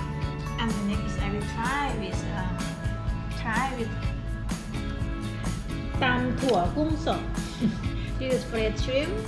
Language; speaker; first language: English; non-native, learner; Thai